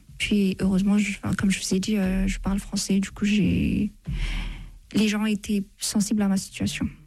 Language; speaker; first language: French; non-native, fluent; Amharic